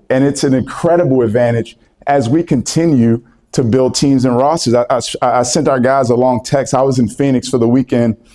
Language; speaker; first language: English; native; English